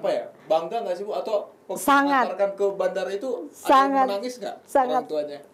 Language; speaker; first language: Indonesian; native; Indonesian